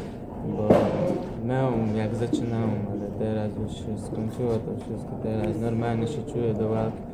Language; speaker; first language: Polish; non-native, learner; Chechen